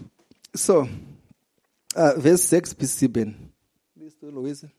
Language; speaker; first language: German; non-native, fluent; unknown